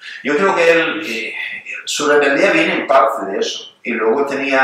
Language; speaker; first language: Spanish; non-native, fluent; Swedish